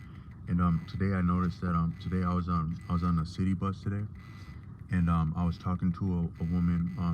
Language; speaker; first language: English; native; English